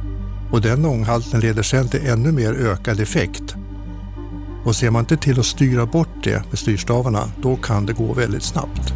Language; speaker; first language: Swedish; native; Swedish